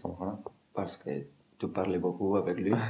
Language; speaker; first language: French; non-native, learner; Spanish